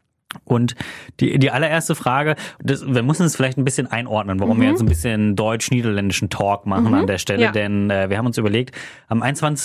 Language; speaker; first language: German; native; German